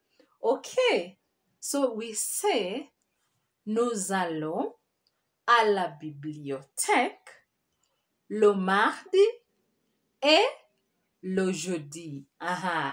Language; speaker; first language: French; non-native, fluent; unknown